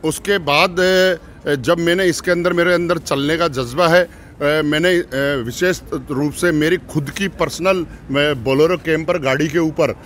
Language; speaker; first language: Hindi; native; Hindi